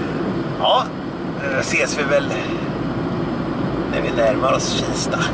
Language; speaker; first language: Swedish; native; Swedish